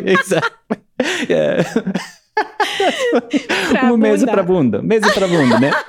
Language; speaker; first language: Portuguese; non-native, learner; English